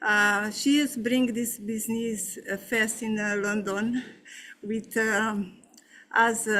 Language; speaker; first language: English; non-native, learner; Portuguese